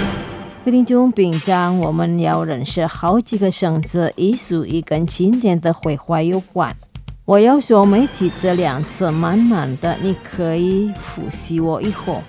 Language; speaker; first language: Chinese; non-native, fluent; Indonesian